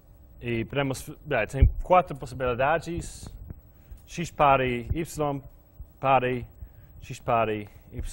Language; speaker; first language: Portuguese; non-native, fluent; English